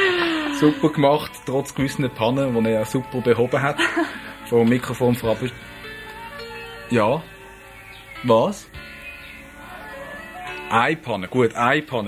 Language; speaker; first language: German; native; German